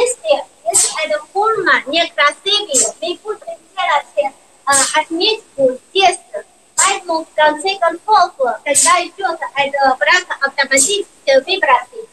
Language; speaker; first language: Russian; non-native, learner; Chinese